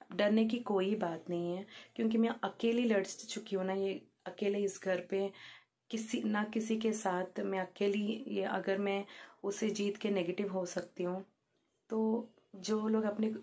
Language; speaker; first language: Hindi; non-native, local second language; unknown